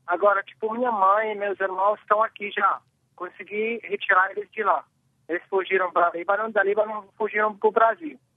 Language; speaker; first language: Portuguese; non-native, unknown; Arabic